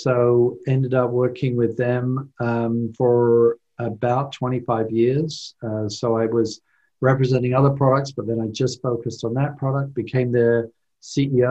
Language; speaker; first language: English; native; English